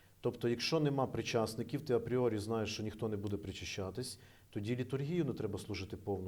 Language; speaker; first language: Ukrainian; native; Ukrainian